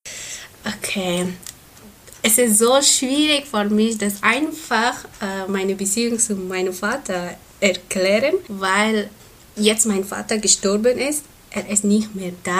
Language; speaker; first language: German; non-native, learner; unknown